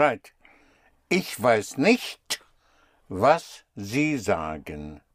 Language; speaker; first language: German; non-native, fluent; English